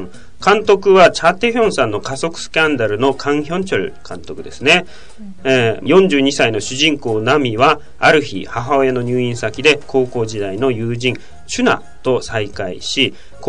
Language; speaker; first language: Japanese; native; Japanese